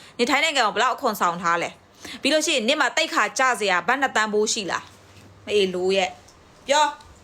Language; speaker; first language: Burmese; non-native, local second language; Karen languages